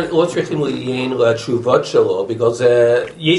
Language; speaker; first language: Hebrew; non-native, fluent; English